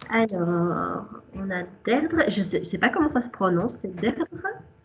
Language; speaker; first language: French; native; French